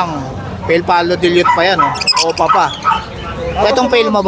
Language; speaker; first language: Filipino; native; Filipino